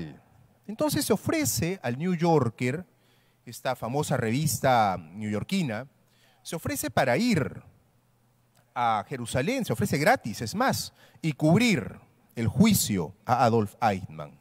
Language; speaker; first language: Spanish; native; Spanish